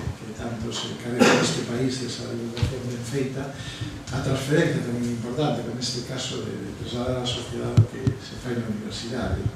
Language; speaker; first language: Galician; non-native, local second language; Spanish